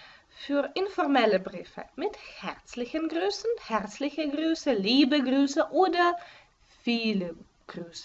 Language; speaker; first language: German; non-native, fluent; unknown